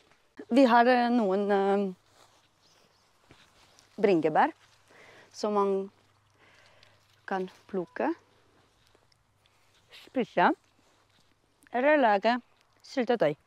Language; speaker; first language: Norwegian; non-native, fluent; Romanian